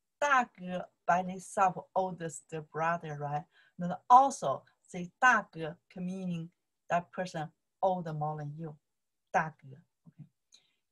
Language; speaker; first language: English; non-native, learner; Chinese